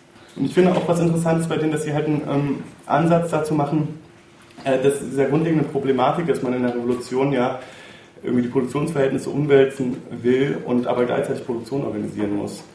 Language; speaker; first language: German; native; German